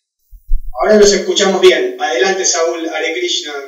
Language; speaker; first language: Spanish; native; Spanish